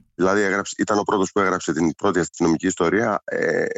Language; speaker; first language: Greek; native; Greek